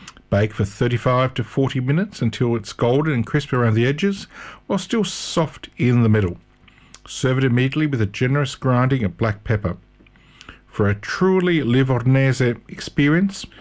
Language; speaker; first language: English; early bilingual, other home language; Italian